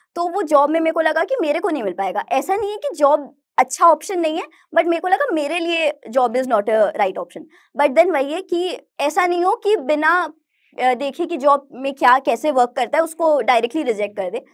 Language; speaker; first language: Hindi; native; Hindi